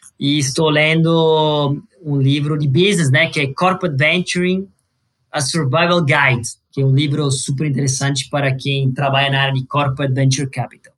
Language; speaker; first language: Portuguese; non-native, fluent; Italian